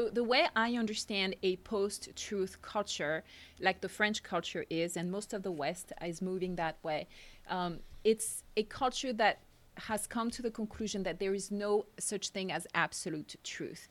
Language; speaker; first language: English; non-native, fluent; French